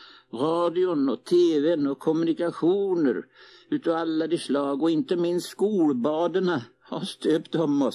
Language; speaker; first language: Swedish; native; Swedish